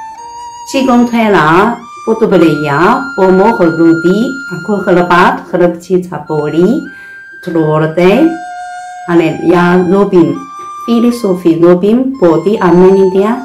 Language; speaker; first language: Slovak; non-native, learner; Chinese